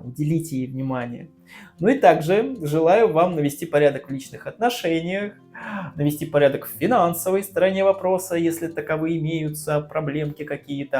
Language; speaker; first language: Russian; native; Russian